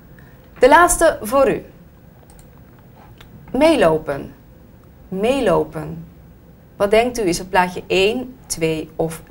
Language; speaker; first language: Dutch; native; Dutch